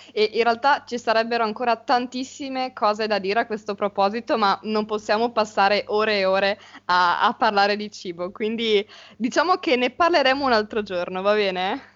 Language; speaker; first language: Italian; native; Italian